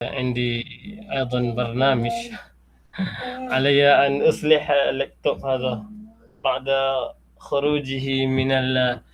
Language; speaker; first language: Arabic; non-native, fluent; Malay